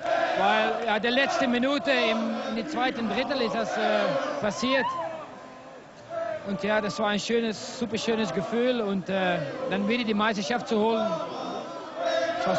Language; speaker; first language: German; non-native, fluent; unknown